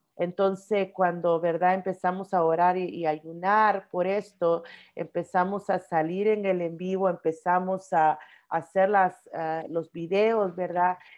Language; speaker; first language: Spanish; early bilingual, heritage; Spanish